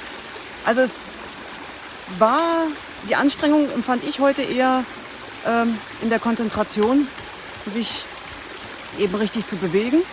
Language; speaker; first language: German; native; German